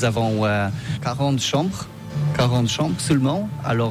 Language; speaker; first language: French; non-native, learner; Polish